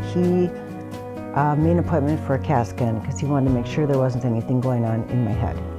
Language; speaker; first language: English; native; English